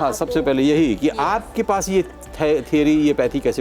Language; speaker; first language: Hindi; native; Hindi